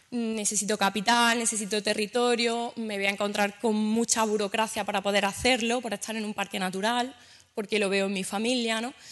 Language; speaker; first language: Spanish; native; Spanish